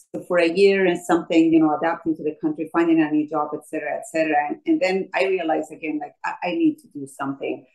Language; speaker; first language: English; non-native, fluent; Spanish